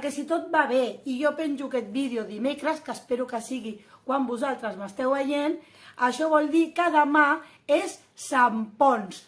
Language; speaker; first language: Catalan; native; Catalan